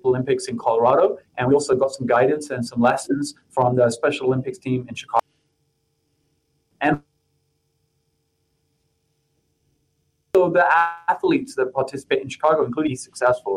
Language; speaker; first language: English; native; English